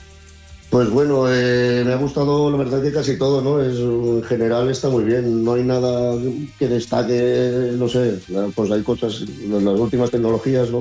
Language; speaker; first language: Spanish; native; Spanish